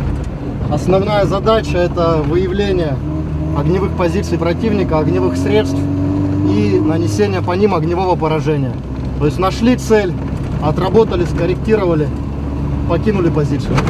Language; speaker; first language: Russian; native; Russian